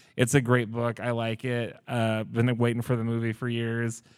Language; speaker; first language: English; native; English